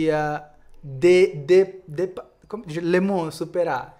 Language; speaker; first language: French; non-native, fluent; Portuguese